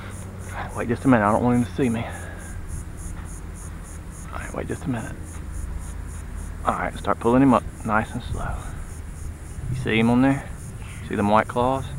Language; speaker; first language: English; native; English